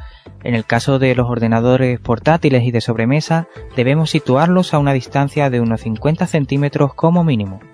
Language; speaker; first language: Spanish; native; Spanish